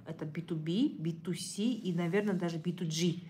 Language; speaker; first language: Russian; non-native, local second language; Kazakh